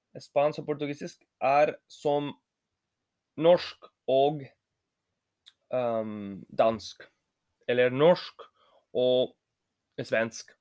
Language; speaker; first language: Norwegian; non-native, learner; Spanish